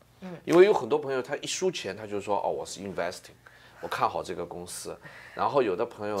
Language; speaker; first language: Chinese; native; Chinese